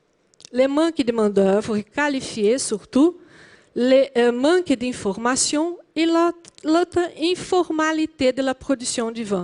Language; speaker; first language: French; non-native, learner; Portuguese